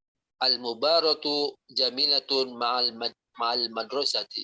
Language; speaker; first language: Arabic; non-native, learner; Indonesian